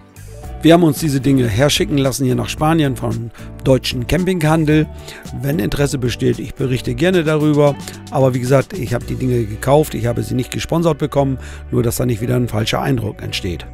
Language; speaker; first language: German; native; German